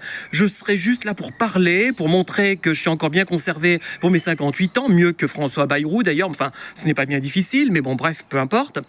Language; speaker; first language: French; native; French